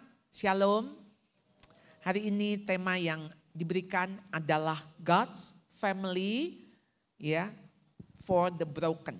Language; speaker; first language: Indonesian; native; Indonesian